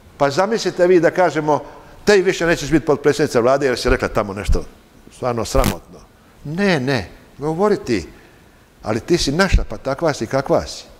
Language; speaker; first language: Croatian; native; Croatian